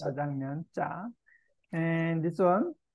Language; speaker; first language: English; non-native, learner; Korean